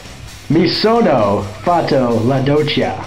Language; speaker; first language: Italian; non-native, learner; English